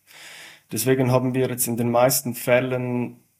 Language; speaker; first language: German; native; German